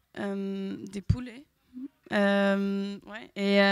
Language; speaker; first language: French; non-native, fluent; German